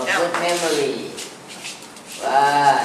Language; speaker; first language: English; non-native, learner; Thai